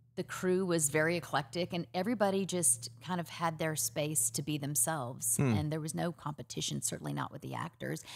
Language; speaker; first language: English; native; English